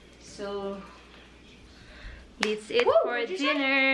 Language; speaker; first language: English; non-native, learner; Filipino